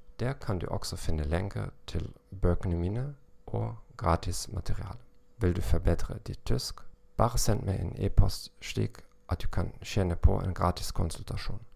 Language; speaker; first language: Norwegian; non-native, learner; German